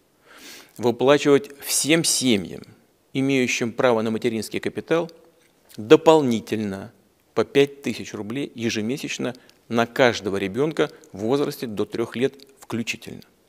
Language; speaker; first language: Russian; native; Russian